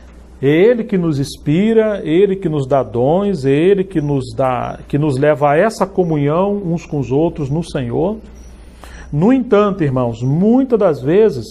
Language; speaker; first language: Portuguese; native; Portuguese